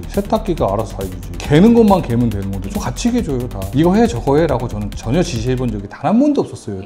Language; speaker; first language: Korean; native; Korean